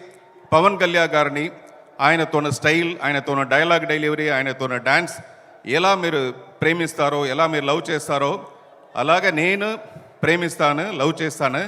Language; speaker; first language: Telugu; early bilingual, heritage; Telugu